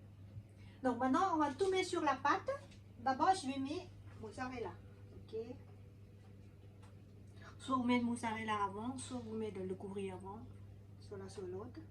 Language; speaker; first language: French; non-native, learner; Thai